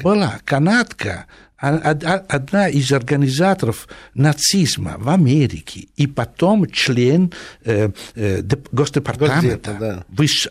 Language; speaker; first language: Russian; non-native, fluent; Italian